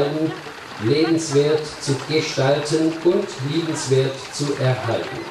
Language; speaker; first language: German; native; German